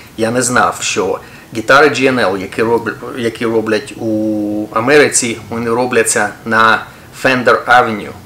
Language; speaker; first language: Ukrainian; non-native, local second language; Russian